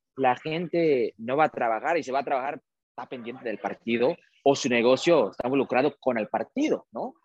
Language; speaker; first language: Spanish; early bilingual, heritage; Spanish